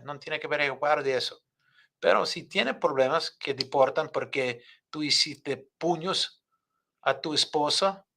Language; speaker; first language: Spanish; non-native, fluent; English